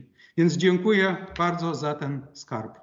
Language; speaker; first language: Polish; non-native, fluent; Lithuanian